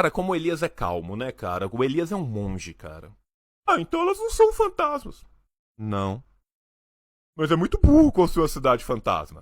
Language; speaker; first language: Portuguese; native; Portuguese